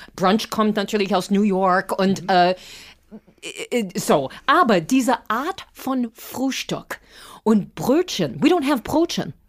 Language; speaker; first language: German; non-native, fluent; English